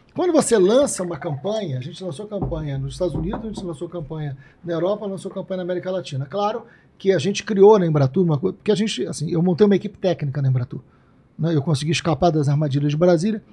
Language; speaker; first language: Portuguese; native; Portuguese